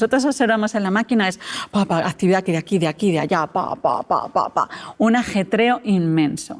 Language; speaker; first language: Spanish; native; Spanish